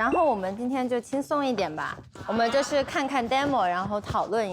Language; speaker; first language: Chinese; native; Chinese